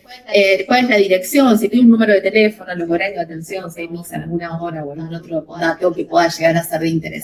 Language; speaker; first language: Spanish; native; Spanish